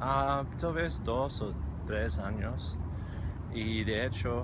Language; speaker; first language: Spanish; non-native, fluent; English